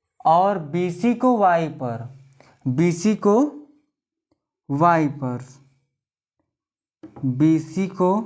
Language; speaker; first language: Hindi; native; Hindi